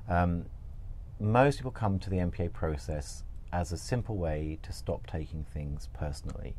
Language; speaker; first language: English; native; English